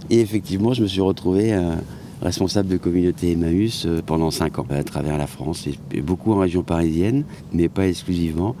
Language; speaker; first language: French; native; French